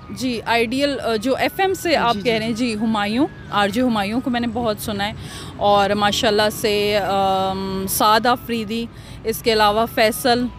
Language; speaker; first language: Urdu; native; Urdu